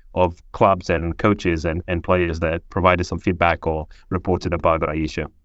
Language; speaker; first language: English; non-native, fluent; Portuguese